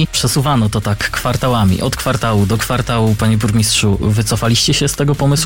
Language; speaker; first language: Polish; native; Polish